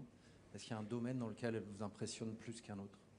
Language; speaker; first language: French; native; French